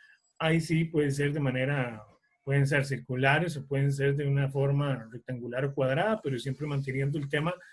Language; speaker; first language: Spanish; native; Spanish